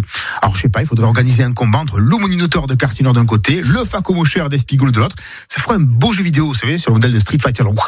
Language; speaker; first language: French; native; French